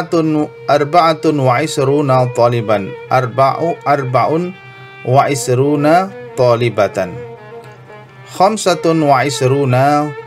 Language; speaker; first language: Arabic; non-native, fluent; Indonesian